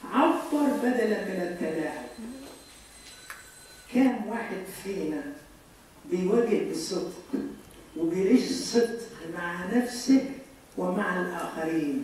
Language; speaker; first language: Arabic; native; Arabic